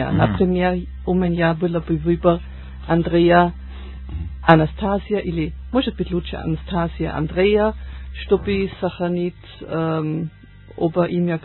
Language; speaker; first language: Russian; non-native, learner; German